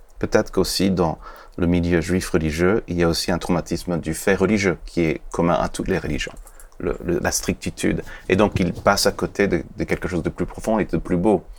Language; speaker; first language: French; non-native, fluent; Hebrew